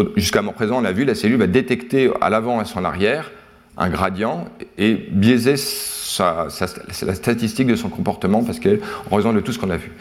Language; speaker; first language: French; native; French